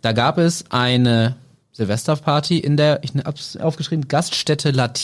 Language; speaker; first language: German; native; German